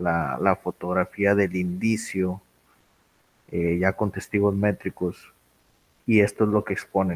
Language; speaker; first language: Spanish; native; Spanish